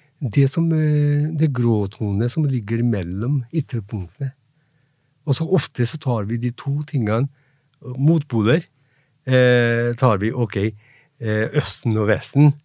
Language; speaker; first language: Norwegian; non-native, fluent; Punjabi